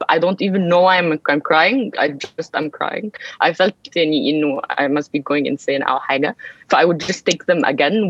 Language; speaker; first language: English; early bilingual, other home language; Arabic